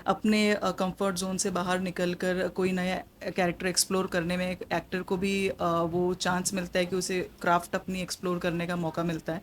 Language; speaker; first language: Hindi; native; Hindi